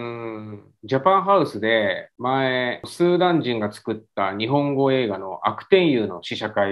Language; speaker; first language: Japanese; native; Japanese